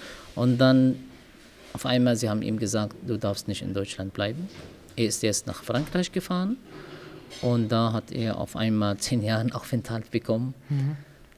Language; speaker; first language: German; non-native, learner; Arabic